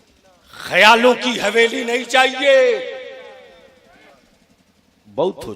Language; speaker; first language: Hindi; native; Hindi